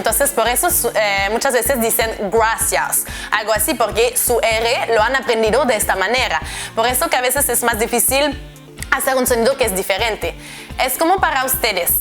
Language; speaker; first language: Spanish; non-native, fluent; French